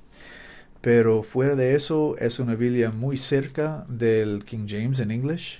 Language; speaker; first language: Spanish; non-native, learner; English